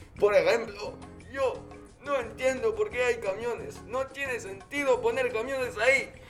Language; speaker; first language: Spanish; non-native, learner; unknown